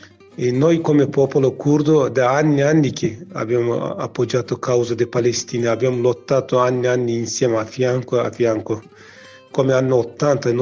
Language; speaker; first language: Italian; non-native, learner; Kurdish